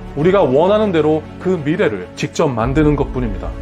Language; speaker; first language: Korean; native; Korean